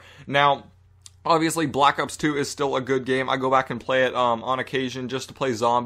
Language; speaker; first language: English; native; English